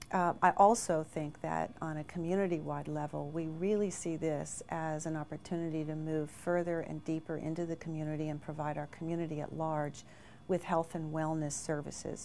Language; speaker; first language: English; native; English